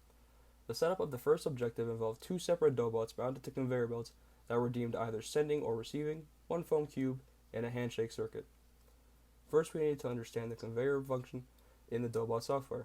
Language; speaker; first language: English; native; English